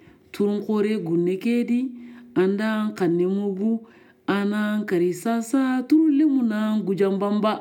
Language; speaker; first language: French; non-native, local second language; Soninke